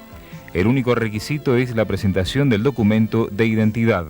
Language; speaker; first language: Spanish; native; Spanish